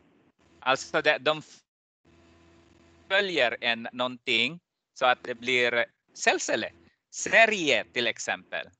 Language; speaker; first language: Swedish; non-native, fluent; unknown